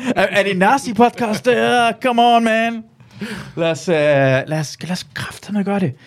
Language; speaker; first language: Danish; early bilingual, other home language; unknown